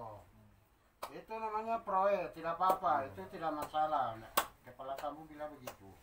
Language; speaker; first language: Indonesian; non-native, local second language; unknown